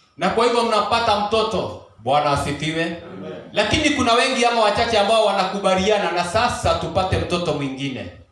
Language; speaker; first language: Swahili; non-native, local second language; Kikuyu